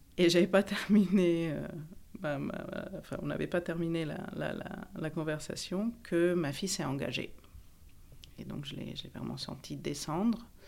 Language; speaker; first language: French; non-native, fluent; Italian